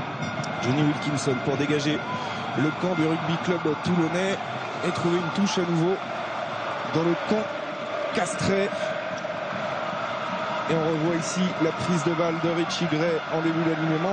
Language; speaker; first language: French; native; French